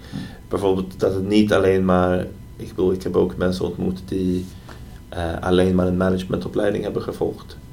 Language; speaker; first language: Dutch; non-native, fluent; Swedish